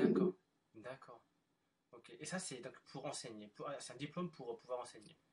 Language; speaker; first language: French; non-native, fluent; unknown